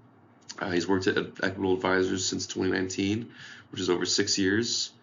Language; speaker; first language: English; native; English